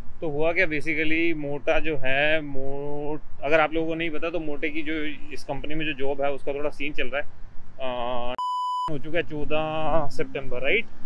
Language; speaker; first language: Hindi; native; Hindi